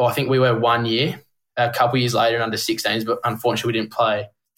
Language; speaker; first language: English; native; English